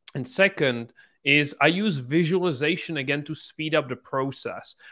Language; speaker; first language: English; non-native, fluent; Czech